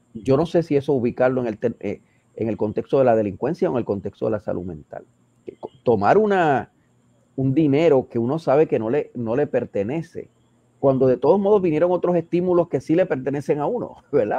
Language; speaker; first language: Spanish; native; Spanish